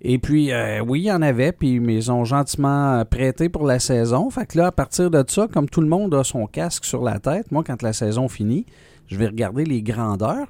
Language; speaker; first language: French; native; French